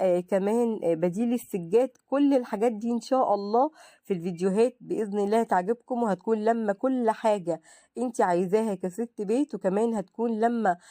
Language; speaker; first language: Arabic; native; Arabic